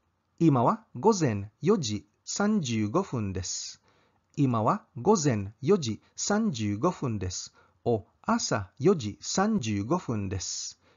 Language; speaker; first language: Japanese; non-native, fluent; Cebuano